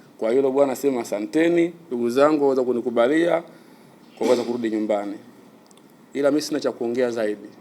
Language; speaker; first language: Swahili; native; Swahili